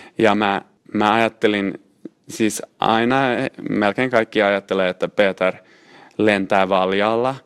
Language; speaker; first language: Finnish; non-native, local second language; Swedish